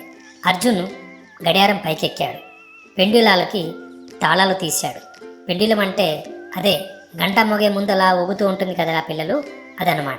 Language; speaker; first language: Telugu; native; Telugu